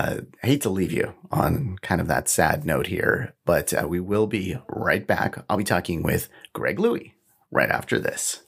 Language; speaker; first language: English; native; English